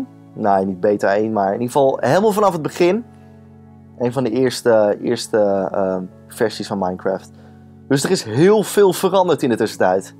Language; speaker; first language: Dutch; native; Dutch